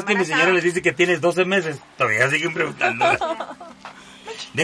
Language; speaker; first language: Spanish; native; Spanish